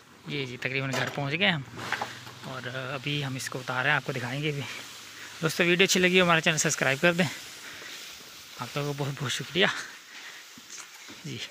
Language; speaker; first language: Hindi; non-native, local second language; Punjabi